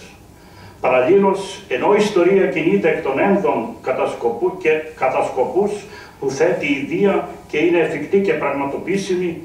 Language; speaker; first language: Greek; native; Greek